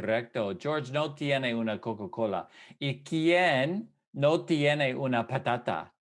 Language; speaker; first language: Spanish; non-native, fluent; English